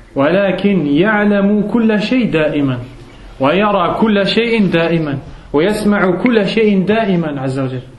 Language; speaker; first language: Arabic; non-native, fluent; French